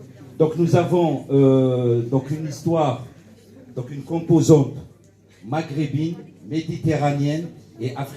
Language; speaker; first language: French; non-native, local second language; Arabic